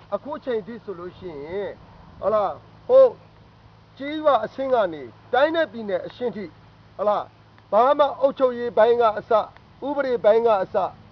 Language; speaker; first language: Burmese; native; Burmese